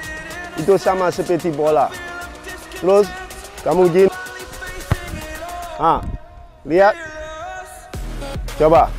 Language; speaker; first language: Indonesian; non-native, fluent; English